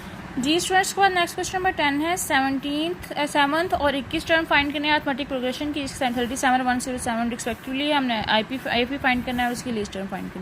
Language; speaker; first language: Hindi; non-native, local second language; Punjabi